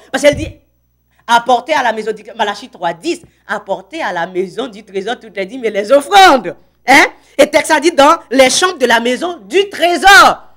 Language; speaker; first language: French; non-native, local second language; Haitian Creole